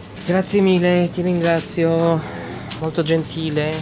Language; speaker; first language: Italian; non-native, fluent; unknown